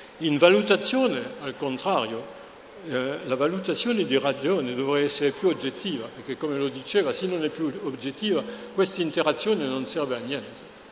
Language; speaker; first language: Italian; non-native, fluent; French